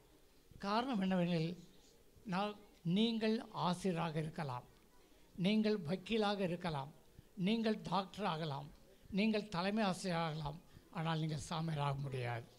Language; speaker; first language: Tamil; native; Tamil